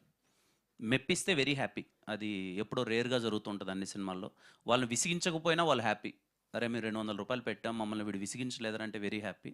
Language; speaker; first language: Telugu; native; Telugu